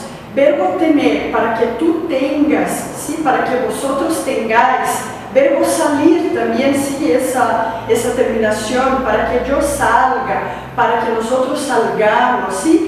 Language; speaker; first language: Spanish; non-native, fluent; Portuguese